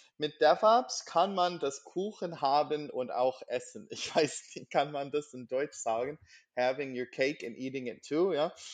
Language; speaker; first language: German; non-native, learner; English